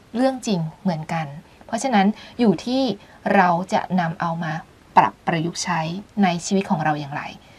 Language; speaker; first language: Thai; native; Thai